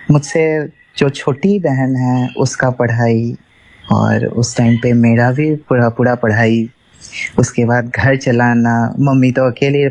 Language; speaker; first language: Hindi; non-native, local second language; Assamese